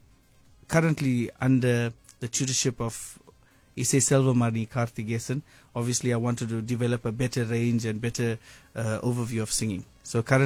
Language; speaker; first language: English; native; English